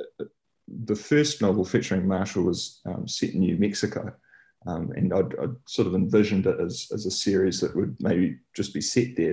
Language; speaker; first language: English; native; English